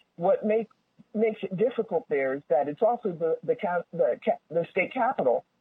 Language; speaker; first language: English; native; English